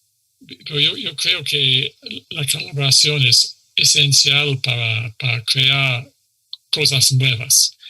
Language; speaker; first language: Spanish; non-native, fluent; English